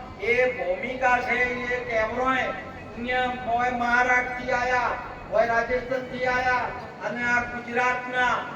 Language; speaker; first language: Gujarati; non-native, local second language; Marwari